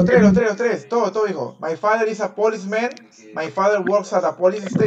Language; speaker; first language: English; non-native, fluent; Spanish